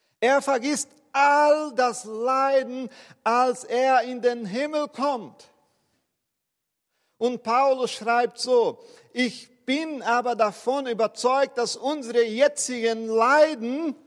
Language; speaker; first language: German; non-native, fluent; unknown